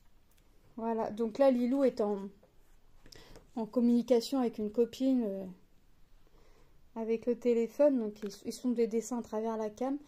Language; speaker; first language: French; native; French